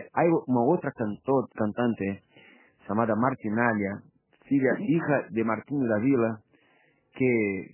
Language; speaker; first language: Spanish; non-native, fluent; Portuguese